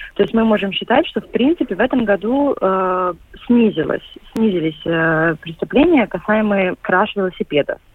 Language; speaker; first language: Russian; native; Russian